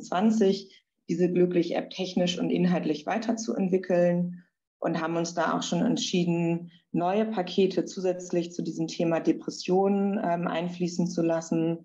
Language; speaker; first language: German; native; German